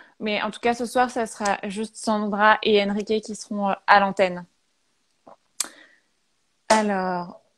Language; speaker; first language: French; native; French